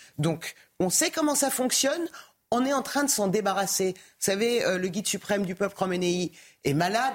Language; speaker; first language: French; early bilingual, other home language; Persian